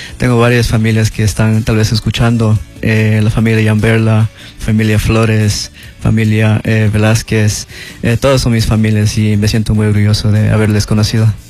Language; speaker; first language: Spanish; early bilingual, heritage; Spanish